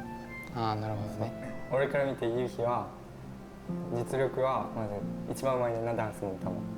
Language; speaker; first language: Japanese; native; Japanese